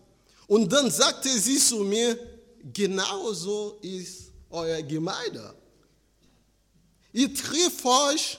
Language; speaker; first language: German; non-native, fluent; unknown